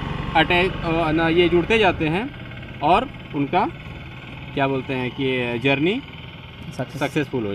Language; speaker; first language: Hindi; native; Hindi